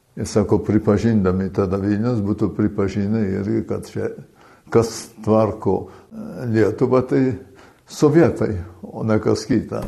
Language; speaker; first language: Lithuanian; early bilingual, heritage; Lithuanian